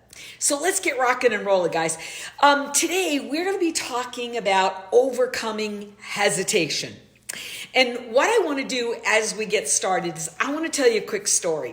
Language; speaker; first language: English; native; English